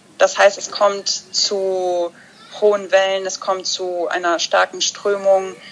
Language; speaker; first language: German; early bilingual, other home language; Russian